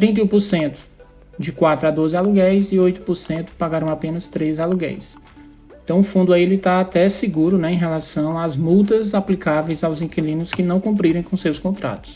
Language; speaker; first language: Portuguese; native; Portuguese